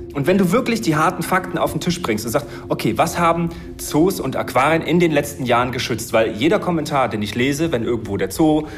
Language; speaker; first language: German; native; German